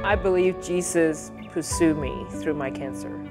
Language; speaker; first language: English; non-native, fluent; Chinese